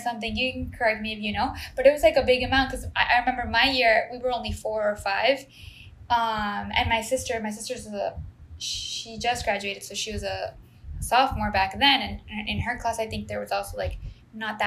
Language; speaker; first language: English; non-native, fluent; Spanish